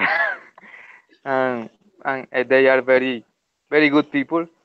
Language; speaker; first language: English; non-native, learner; Spanish